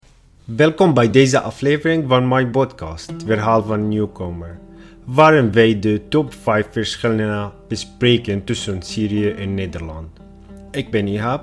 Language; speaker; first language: Dutch; non-native, fluent; Arabic